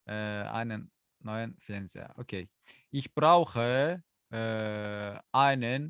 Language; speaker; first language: German; non-native, learner; Azerbaijani